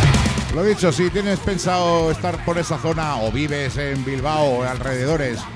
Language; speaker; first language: Spanish; native; Spanish